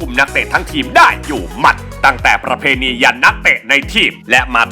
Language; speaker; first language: Thai; native; Thai